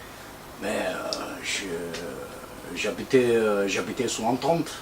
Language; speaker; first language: French; non-native, learner; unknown